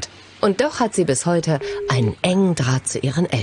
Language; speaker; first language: German; native; German